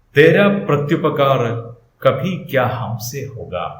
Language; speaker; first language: Hindi; non-native, local second language; Malayalam